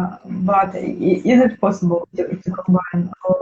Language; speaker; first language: English; non-native, learner; Russian